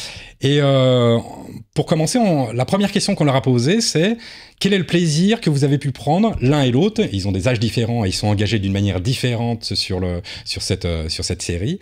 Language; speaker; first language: French; native; French